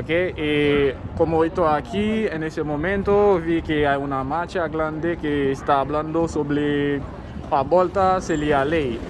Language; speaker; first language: Spanish; non-native, learner; Haitian Creole